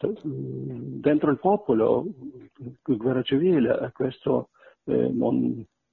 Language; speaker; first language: Italian; non-native, fluent; Belarusian